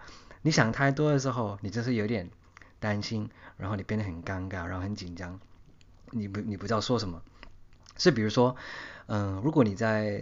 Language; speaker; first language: Chinese; early bilingual, heritage; English